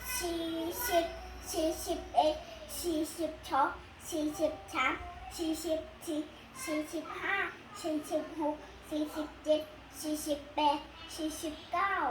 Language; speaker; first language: Thai; native; Thai